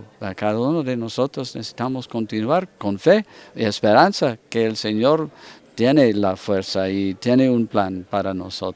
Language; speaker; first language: Spanish; non-native, fluent; English